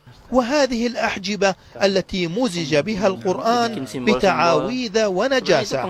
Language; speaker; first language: Arabic; native; Arabic